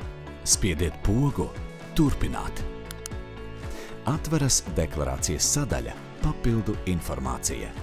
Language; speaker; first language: Latvian; native; Latvian